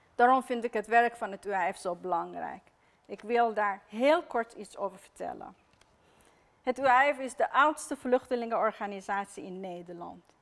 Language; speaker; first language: Dutch; non-native, fluent; Persian